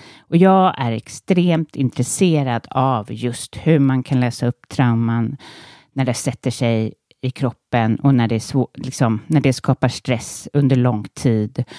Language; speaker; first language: Swedish; native; Swedish